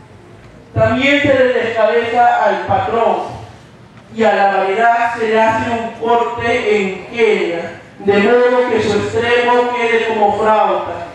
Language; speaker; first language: Spanish; native; Spanish